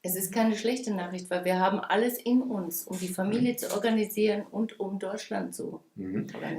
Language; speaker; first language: German; native; German